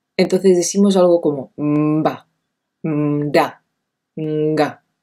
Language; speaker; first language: Spanish; non-native, fluent; Czech